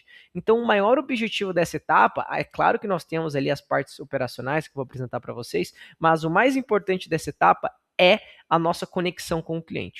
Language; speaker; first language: Portuguese; native; Portuguese